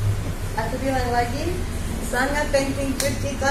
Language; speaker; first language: Indonesian; non-native, fluent; English